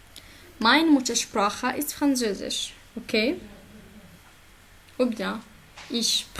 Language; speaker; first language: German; non-native, fluent; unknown